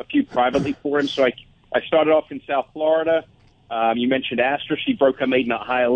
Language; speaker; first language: English; native; English